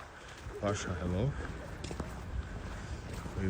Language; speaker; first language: Russian; early bilingual, heritage; Russian